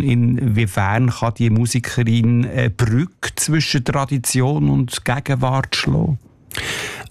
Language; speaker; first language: German; native; German